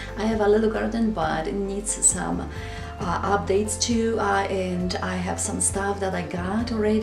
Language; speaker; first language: English; non-native, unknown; Polish